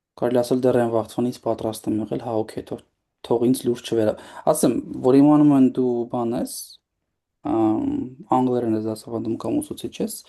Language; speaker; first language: Armenian; native; Armenian